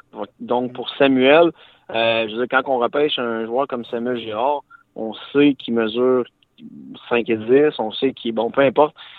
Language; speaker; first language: French; native; French